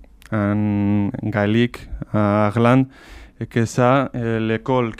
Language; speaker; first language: French; non-native, fluent; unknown